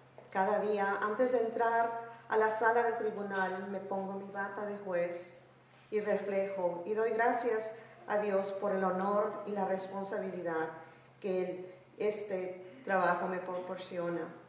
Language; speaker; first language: Spanish; early bilingual, heritage; Spanish